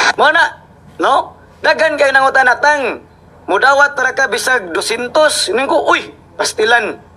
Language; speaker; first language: Cebuano; native; Cebuano